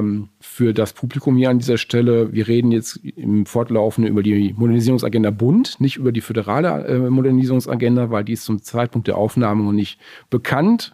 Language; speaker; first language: German; native; German